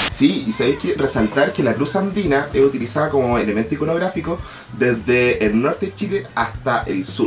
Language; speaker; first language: Spanish; native; Spanish